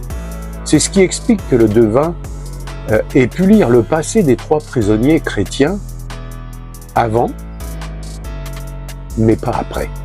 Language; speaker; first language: French; native; French